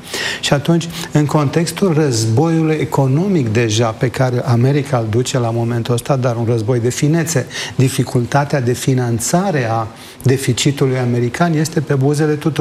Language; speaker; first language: Romanian; native; Romanian